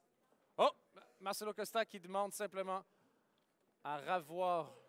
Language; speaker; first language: French; native; French